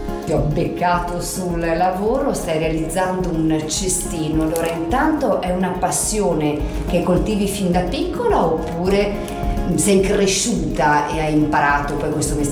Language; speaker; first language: Italian; native; Italian